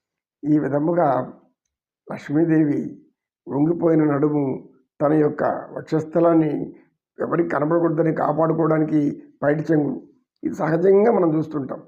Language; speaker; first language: Telugu; native; Telugu